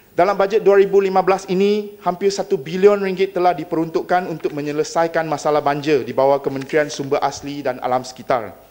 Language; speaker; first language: Malay; non-native, local second language; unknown